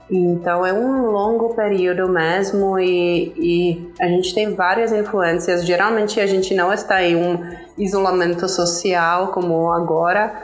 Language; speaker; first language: Portuguese; non-native, fluent; Czech